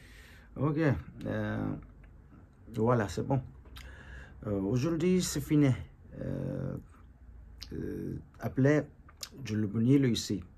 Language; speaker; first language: French; non-native, learner; Japanese